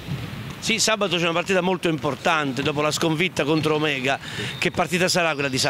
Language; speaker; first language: Italian; native; Italian